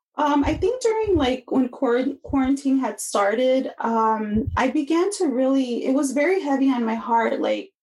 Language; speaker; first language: English; native; English